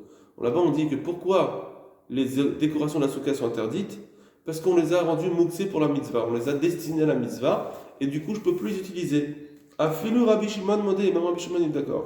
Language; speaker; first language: French; native; French